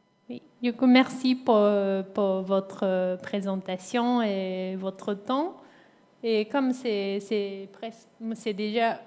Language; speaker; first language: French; non-native, fluent; Japanese